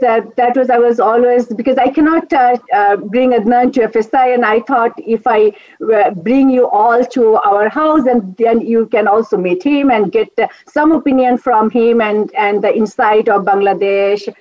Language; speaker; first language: English; non-native, local second language; Bangla